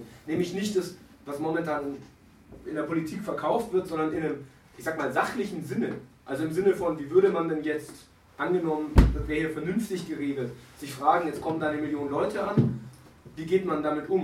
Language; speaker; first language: German; native; German